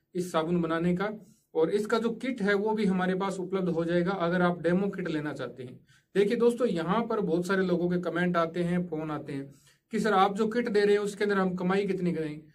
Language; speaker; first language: Hindi; native; Hindi